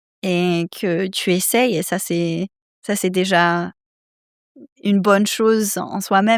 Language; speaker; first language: French; non-native, fluent; Serbian